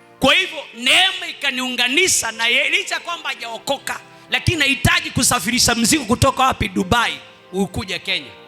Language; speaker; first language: Swahili; non-native, local second language; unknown